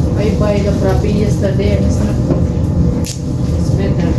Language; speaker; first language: English; non-native, learner; Filipino